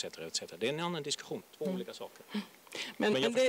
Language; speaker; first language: Swedish; non-native, fluent; Dutch